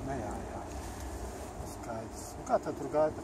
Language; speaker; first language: Latvian; native; Latvian